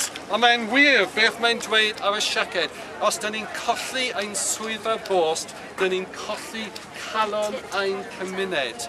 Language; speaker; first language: Welsh; non-native, local second language; English